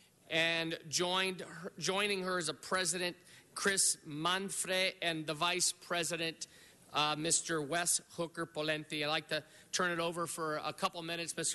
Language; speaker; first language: English; native; English